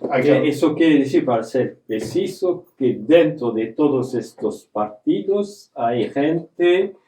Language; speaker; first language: Spanish; non-native, fluent; French